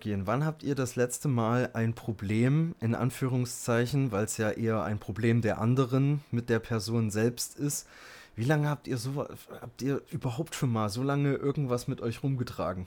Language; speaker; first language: German; native; German